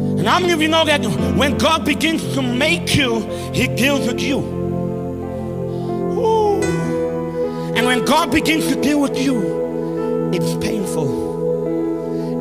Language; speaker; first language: English; native; English